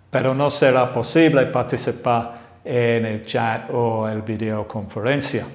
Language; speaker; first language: Spanish; non-native, fluent; English